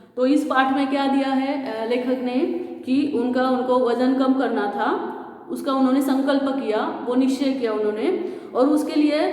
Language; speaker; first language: Hindi; non-native, local second language; Marathi